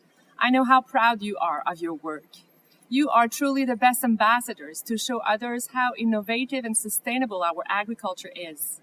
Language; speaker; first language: English; non-native, local second language; French